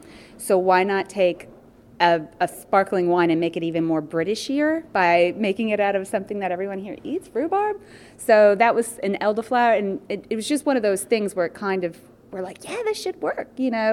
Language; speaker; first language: English; native; English